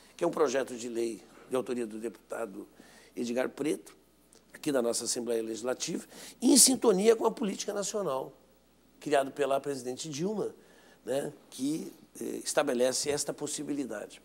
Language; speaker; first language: Portuguese; native; Portuguese